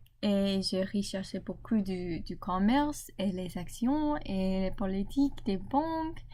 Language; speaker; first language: French; non-native, learner; English